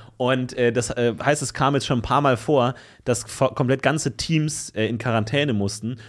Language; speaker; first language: German; native; German